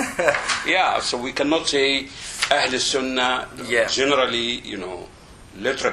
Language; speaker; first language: English; non-native, fluent; Arabic